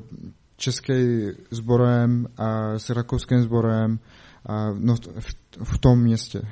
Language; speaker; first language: Czech; non-native, learner; Mongolian